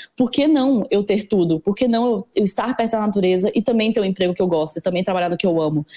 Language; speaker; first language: Portuguese; native; Portuguese